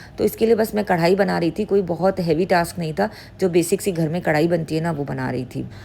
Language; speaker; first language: Urdu; native; Urdu